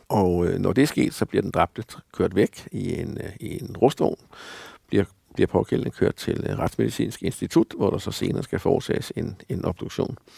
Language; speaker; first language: Danish; native; Danish